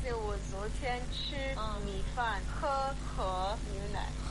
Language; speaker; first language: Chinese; non-native, learner; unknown